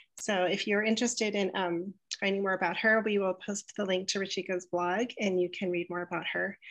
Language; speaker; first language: English; native; English